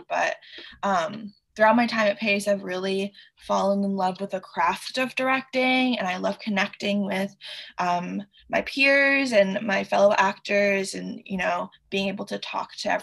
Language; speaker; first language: English; early bilingual, other home language; Chinese